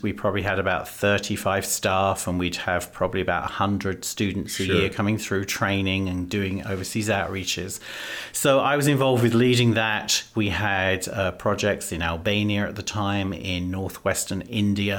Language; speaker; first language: English; native; English